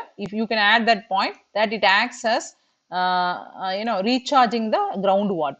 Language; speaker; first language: English; non-native, local second language; Tamil